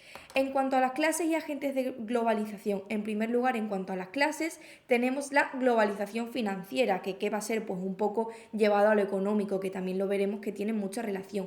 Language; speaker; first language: Spanish; native; Spanish